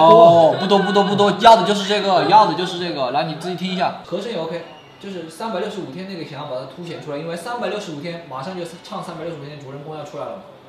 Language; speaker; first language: Chinese; native; Chinese